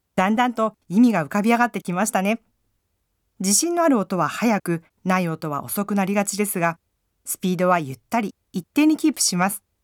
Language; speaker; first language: Japanese; native; Japanese